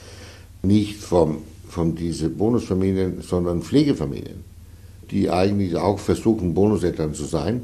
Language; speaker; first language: German; non-native, fluent; Danish